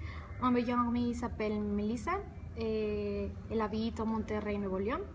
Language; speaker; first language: French; non-native, learner; Spanish